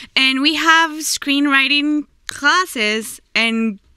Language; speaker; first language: English; non-native, fluent; Chinese